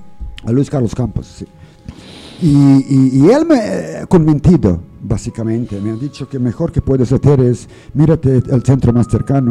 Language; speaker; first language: Spanish; non-native, learner; English